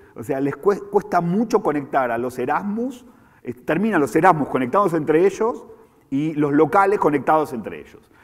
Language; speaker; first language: Spanish; native; Spanish